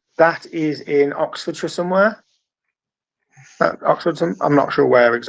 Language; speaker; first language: English; native; English